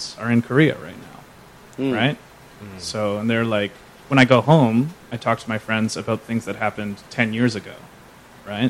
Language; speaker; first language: English; native; English